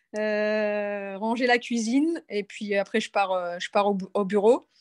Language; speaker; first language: French; native; French